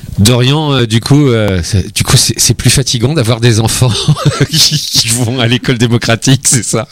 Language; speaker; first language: French; native; French